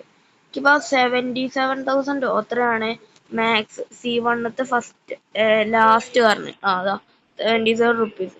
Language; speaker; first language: Malayalam; native; Malayalam